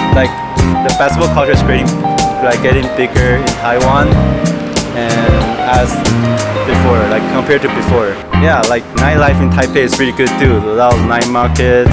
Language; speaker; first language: English; early bilingual, other home language; Chinese